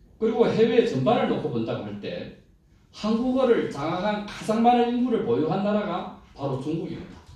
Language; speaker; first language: Korean; native; Korean